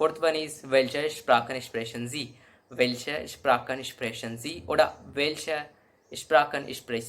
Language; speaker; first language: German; non-native, local second language; Hindi